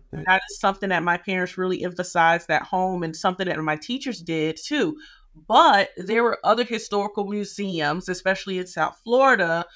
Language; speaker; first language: English; native; English